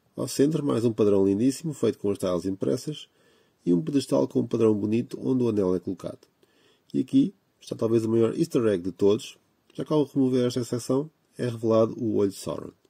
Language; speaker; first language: Portuguese; native; Portuguese